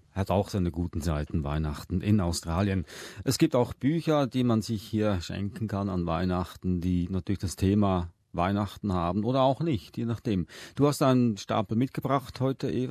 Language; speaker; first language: German; native; German